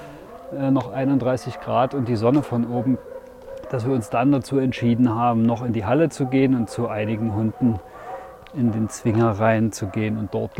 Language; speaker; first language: German; native; German